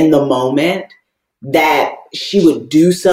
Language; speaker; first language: English; native; English